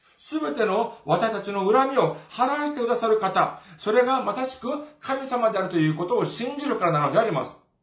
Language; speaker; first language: Japanese; non-native, fluent; Korean